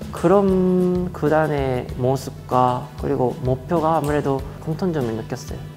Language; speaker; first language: Korean; early bilingual, heritage; Japanese